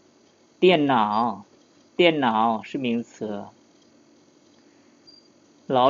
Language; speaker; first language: Chinese; non-native, fluent; Lao